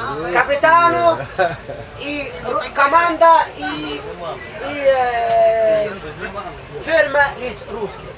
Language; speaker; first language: Russian; non-native, learner; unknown